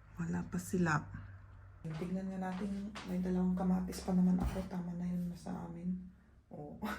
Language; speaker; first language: Filipino; native; Filipino